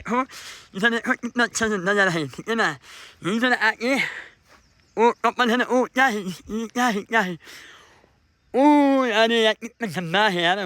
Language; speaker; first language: Hindi; non-native, fluent; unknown